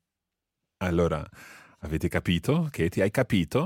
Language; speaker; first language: Italian; non-native, fluent; English